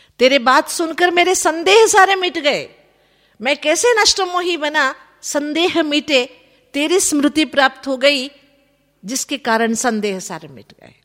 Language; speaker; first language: Hindi; non-native, local second language; Kannada